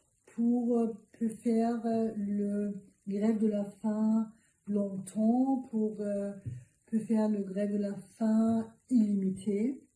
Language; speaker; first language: French; non-native, learner; Turkish